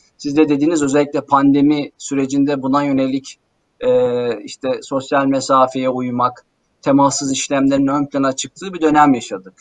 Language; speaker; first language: Turkish; native; Turkish